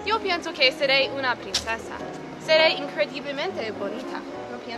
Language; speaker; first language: Spanish; non-native, learner; English